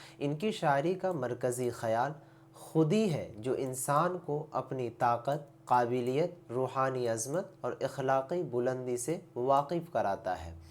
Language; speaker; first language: Urdu; native; Urdu